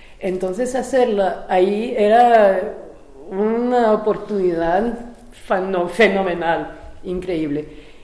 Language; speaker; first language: Spanish; non-native, local second language; French